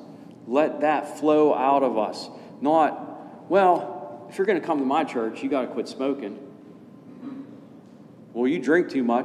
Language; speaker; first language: English; native; English